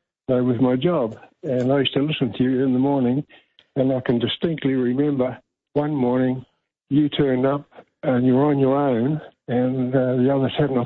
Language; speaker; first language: English; native; English